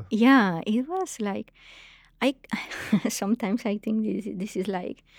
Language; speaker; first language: English; non-native, fluent; Spanish